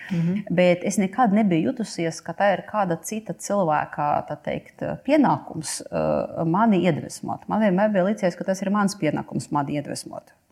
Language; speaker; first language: Latvian; non-native, local second language; Russian